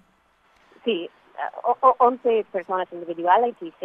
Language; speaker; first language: Spanish; non-native, fluent; English